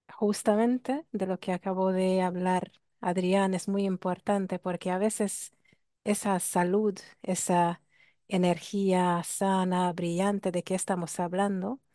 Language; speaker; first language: Spanish; non-native, fluent; Hungarian